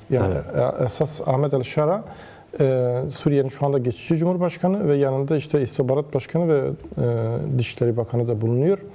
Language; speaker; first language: Turkish; non-native, local second language; Kurdish